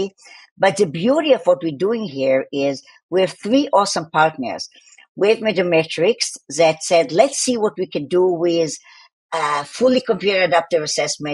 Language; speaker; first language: English; non-native, fluent; Hebrew